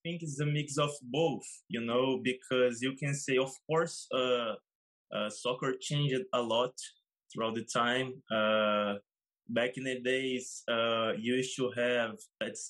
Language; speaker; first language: English; non-native, fluent; Portuguese